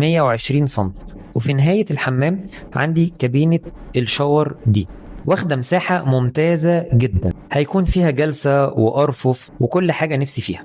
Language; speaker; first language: Arabic; native; Arabic